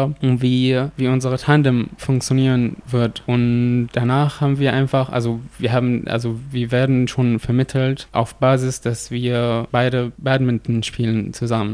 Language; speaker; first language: German; non-native, fluent; Arabic